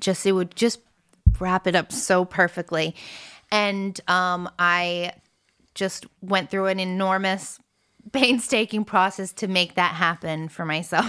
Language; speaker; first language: English; early bilingual, other home language; French